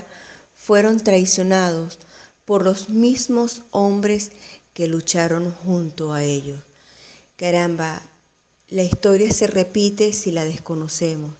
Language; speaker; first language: Spanish; native; Spanish